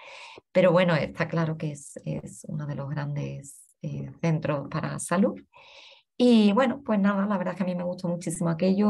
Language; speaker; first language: Spanish; native; Spanish